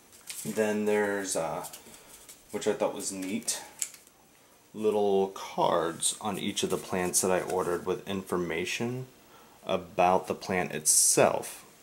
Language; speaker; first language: English; native; English